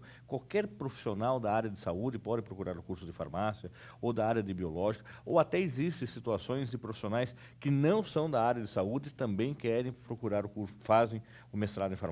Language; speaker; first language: Portuguese; native; Portuguese